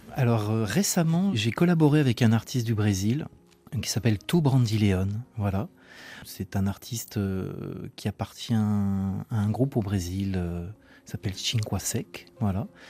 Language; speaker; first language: French; native; French